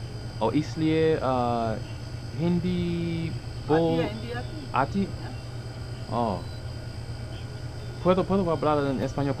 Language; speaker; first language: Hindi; non-native, learner; English